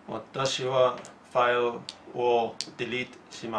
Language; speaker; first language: Japanese; non-native, learner; English